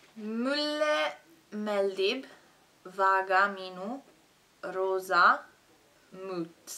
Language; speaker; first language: Estonian; non-native, learner; Italian